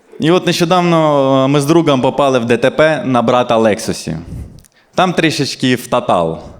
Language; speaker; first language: Ukrainian; non-native, local second language; Russian